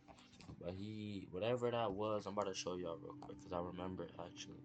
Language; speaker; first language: English; native; English